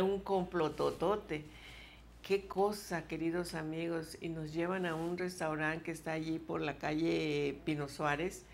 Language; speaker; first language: Spanish; native; Spanish